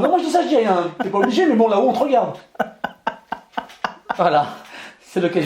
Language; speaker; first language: French; native; French